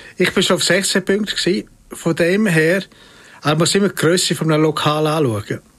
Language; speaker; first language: German; native; German